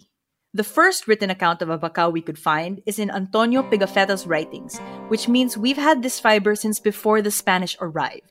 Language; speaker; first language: English; non-native, local second language; Filipino